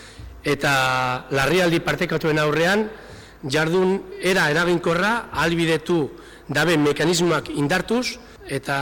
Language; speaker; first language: Basque; native; Basque